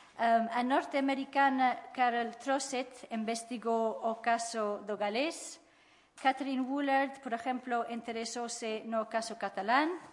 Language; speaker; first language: Galician; non-native, fluent; English